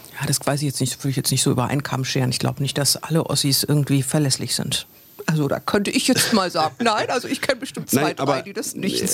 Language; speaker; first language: German; native; German